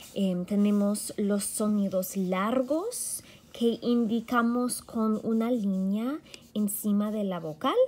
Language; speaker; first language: Spanish; non-native, fluent; English